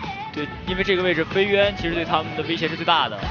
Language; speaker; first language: Chinese; native; Chinese